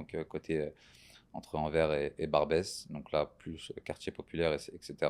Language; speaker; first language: French; native; French